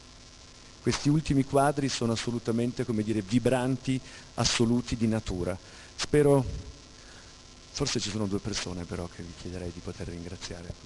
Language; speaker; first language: Italian; native; Italian